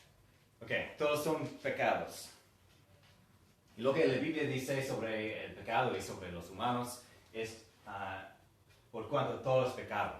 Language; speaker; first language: Spanish; non-native, fluent; English